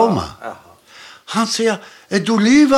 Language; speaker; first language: Swedish; non-native, learner; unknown